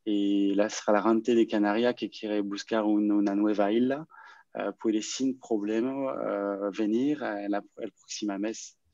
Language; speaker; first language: Spanish; non-native, learner; French